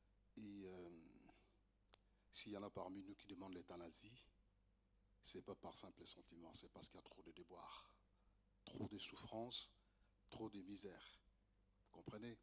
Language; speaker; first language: French; native; French